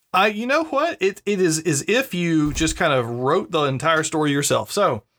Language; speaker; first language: English; native; English